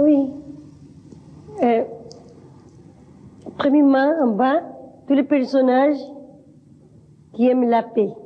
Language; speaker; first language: French; non-native, fluent; Spanish